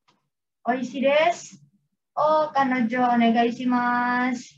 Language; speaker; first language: Japanese; non-native, learner; Indonesian